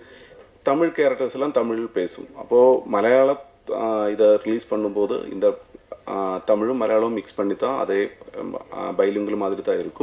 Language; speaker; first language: Tamil; non-native, learner; Malayalam